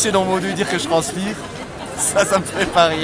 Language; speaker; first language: French; native; French